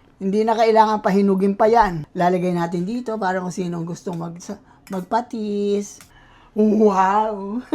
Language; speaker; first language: Filipino; native; Filipino